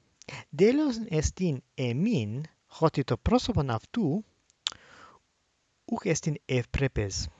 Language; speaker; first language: Greek; non-native, fluent; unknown